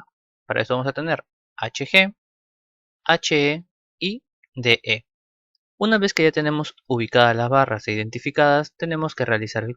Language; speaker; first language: Spanish; native; Spanish